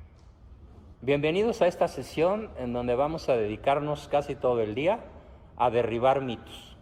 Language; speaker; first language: Spanish; native; Spanish